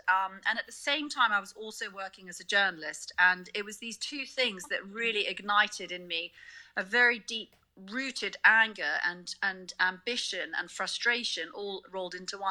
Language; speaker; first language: English; native; English